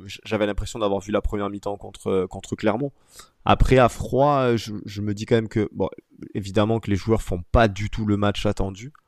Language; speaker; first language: French; native; French